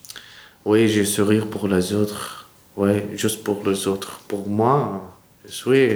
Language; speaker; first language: French; non-native, learner; Arabic